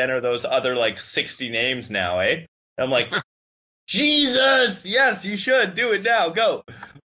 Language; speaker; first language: English; native; English